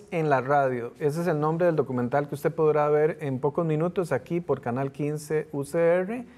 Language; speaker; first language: Spanish; native; Spanish